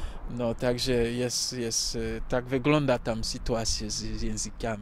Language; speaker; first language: Polish; non-native, fluent; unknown